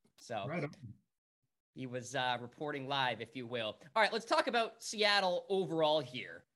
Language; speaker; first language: English; native; English